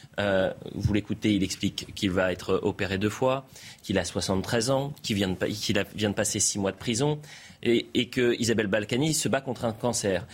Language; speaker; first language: French; native; French